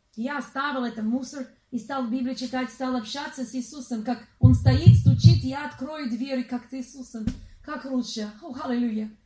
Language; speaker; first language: Russian; non-native, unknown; English